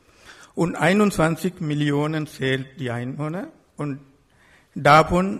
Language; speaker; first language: German; non-native, fluent; Sinhala